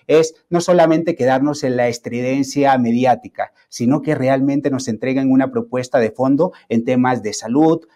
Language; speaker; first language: Spanish; native; Spanish